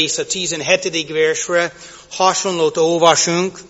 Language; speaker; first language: Hungarian; non-native, fluent; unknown